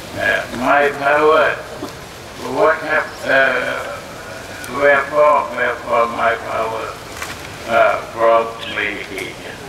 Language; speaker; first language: English; non-native, learner; Thai